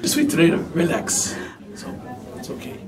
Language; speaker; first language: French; non-native, learner; English